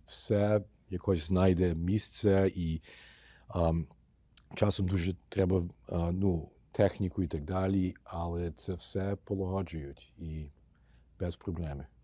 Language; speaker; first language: Ukrainian; early bilingual, heritage; Ukrainian